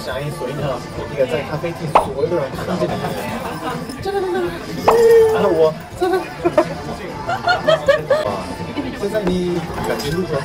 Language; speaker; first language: Chinese; non-native, fluent; Korean